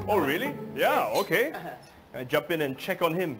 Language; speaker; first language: English; native; English